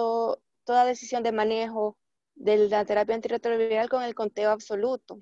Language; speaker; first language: Spanish; native; Spanish